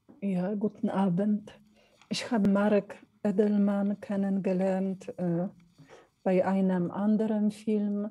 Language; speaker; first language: German; non-native, fluent; Polish